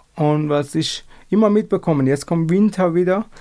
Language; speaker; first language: German; non-native, fluent; Persian